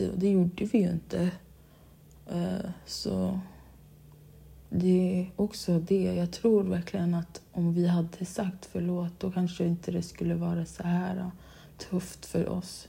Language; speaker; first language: Swedish; non-native, local second language; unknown